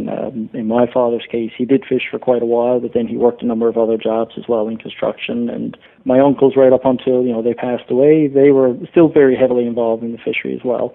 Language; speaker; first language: English; native; English